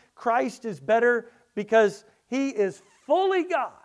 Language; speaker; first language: English; native; English